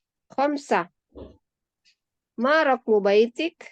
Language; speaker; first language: Arabic; non-native, learner; Indonesian